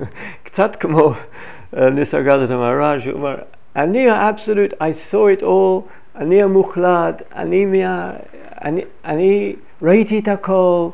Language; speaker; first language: Hebrew; non-native, fluent; English